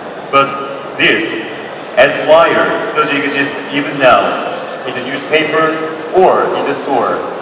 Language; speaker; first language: English; non-native, fluent; Korean